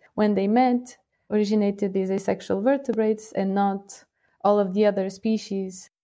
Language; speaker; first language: English; non-native, fluent; Portuguese